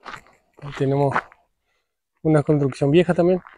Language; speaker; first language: Spanish; native; Spanish